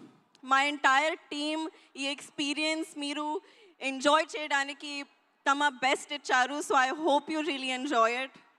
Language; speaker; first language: Telugu; non-native, learner; Hindi